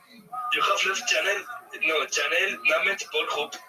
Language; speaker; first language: English; non-native, learner; Spanish